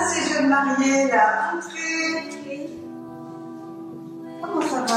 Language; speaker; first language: French; native; French